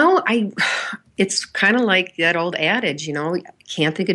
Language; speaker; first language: English; native; English